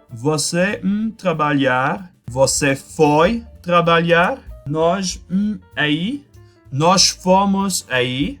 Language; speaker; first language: Portuguese; non-native, fluent; French